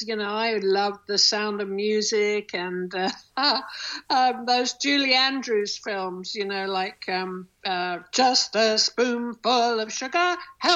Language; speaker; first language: English; native; English